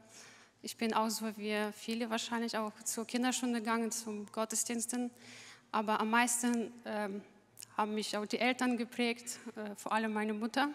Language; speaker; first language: German; non-native, fluent; Russian